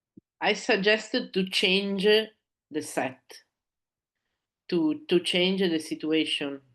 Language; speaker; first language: English; non-native, learner; Italian